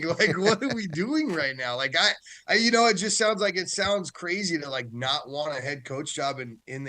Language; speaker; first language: English; native; English